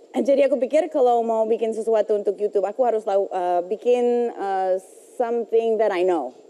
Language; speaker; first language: Indonesian; non-native, fluent; English